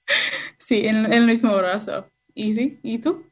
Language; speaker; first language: Spanish; non-native, learner; English